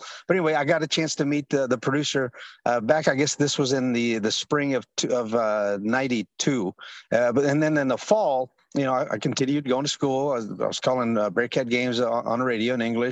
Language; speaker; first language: English; early bilingual, other home language; Spanish